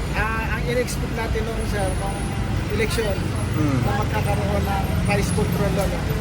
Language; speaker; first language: Filipino; native; Filipino